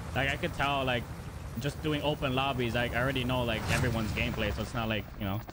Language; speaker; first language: English; native; English